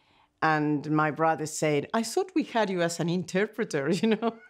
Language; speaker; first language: English; non-native, fluent; Spanish